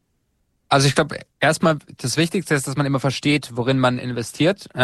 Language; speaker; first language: German; native; German